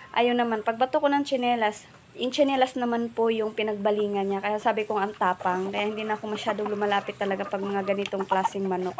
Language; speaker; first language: Filipino; non-native, local second language; Cebuano